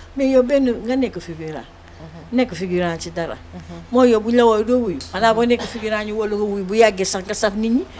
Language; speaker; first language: Wolof; non-native, local second language; Fula